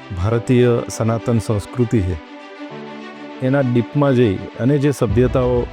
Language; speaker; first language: Gujarati; non-native, local second language; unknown